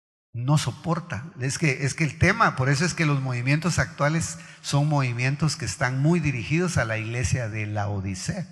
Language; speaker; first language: Spanish; native; Spanish